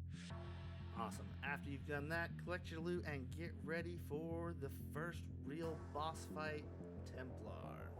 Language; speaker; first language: English; native; English